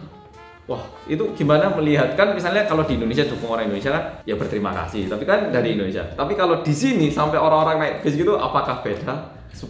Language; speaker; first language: Indonesian; native; Indonesian